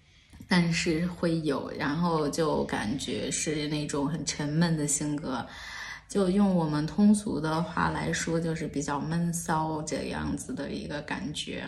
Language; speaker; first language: Chinese; native; Chinese